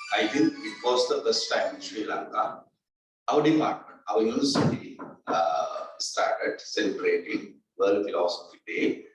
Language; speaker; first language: English; non-native, local second language; Sinhala